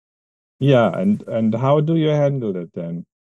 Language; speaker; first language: English; non-native, fluent; German